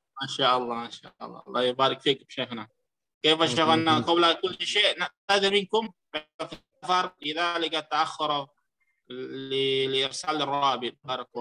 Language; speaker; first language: Arabic; non-native, learner; Indonesian